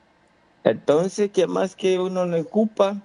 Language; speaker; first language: Spanish; non-native, fluent; Haitian Creole